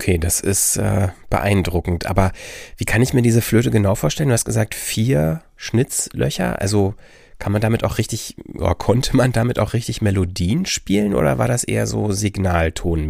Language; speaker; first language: German; native; German